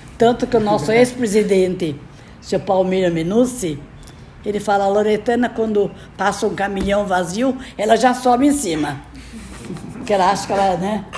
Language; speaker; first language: Portuguese; native; Portuguese